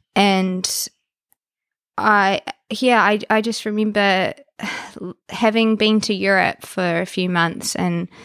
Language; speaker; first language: English; native; English